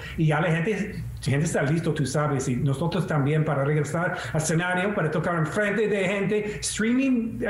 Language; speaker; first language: Spanish; non-native, fluent; English